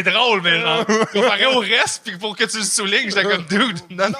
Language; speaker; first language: French; native; French